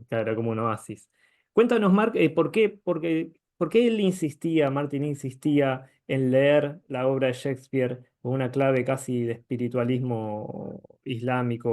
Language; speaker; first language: Spanish; native; Spanish